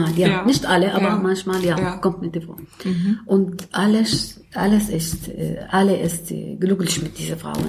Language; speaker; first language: German; non-native, learner; Arabic